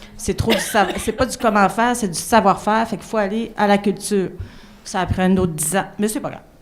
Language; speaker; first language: French; native; French